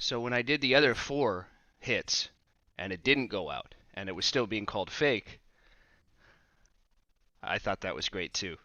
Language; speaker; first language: English; native; English